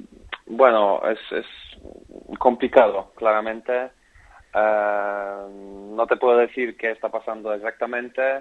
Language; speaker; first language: Spanish; non-native, fluent; Polish